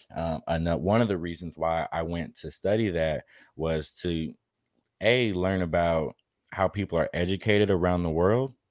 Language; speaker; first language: English; native; English